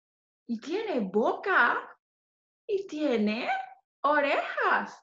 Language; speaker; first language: Spanish; non-native, fluent; English